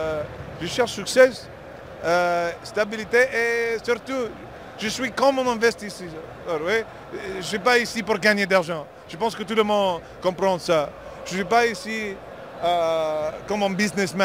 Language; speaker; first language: French; non-native, fluent; English